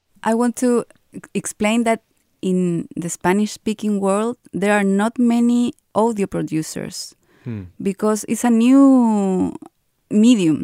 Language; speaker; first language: English; non-native, fluent; Spanish